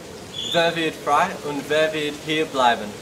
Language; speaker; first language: German; non-native, learner; English